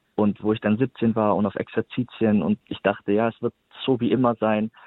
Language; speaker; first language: German; native; German